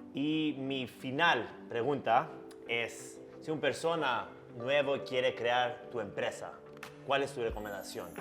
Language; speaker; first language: Spanish; non-native, learner; English